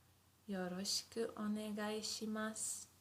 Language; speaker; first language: Japanese; non-native, fluent; English